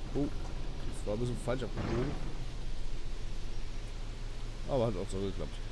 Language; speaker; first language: German; native; German